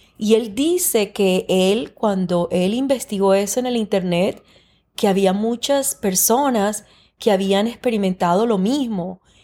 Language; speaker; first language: Spanish; early bilingual, heritage; Spanish